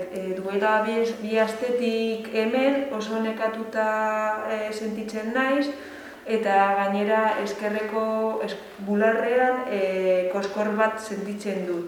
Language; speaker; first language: Basque; non-native, learner; Spanish